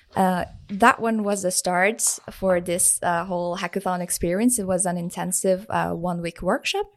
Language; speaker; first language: English; non-native, fluent; Persian